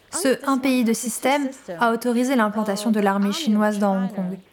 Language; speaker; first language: French; non-native, fluent; Cantonese